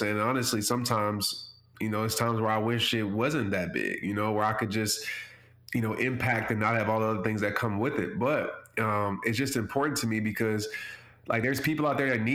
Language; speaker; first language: English; native; English